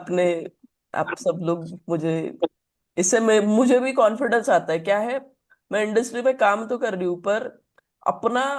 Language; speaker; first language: Hindi; non-native, local second language; Marathi